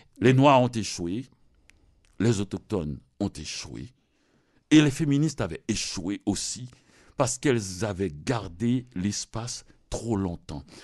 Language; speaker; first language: French; non-native, local second language; Haitian Creole